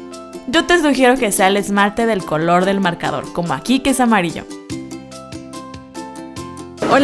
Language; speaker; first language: Spanish; native; Spanish